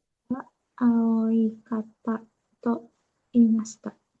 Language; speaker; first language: Japanese; non-native, learner; Indonesian